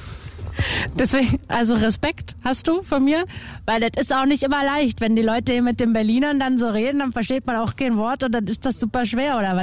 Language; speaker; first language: German; native; German